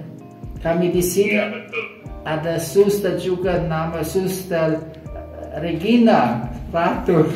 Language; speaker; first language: Indonesian; non-native, fluent; German